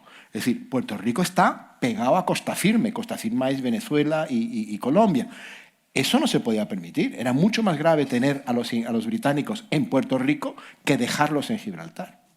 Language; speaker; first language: Spanish; native; Spanish